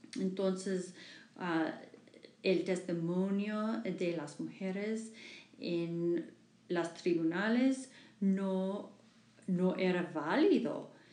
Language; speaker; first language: Spanish; non-native, learner; English